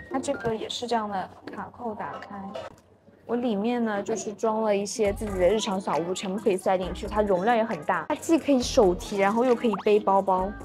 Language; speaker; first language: Chinese; native; Chinese